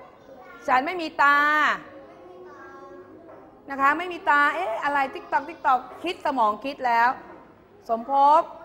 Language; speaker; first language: Thai; native; Thai